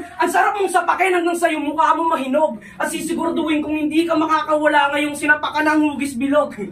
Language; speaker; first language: Filipino; native; Filipino